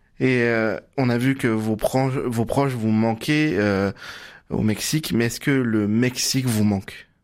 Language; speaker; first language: French; native; French